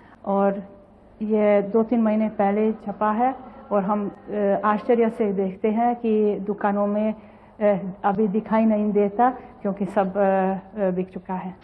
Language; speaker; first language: Hindi; non-native, fluent; Hungarian